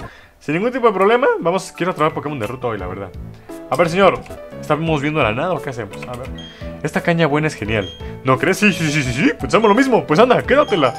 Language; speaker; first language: Spanish; native; Spanish